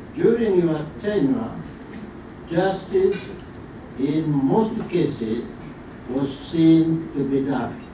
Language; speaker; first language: English; non-native, local second language; Kikuyu